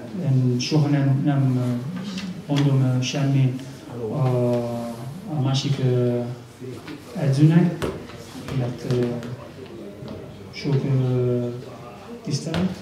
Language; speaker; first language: Hungarian; non-native, learner; Spanish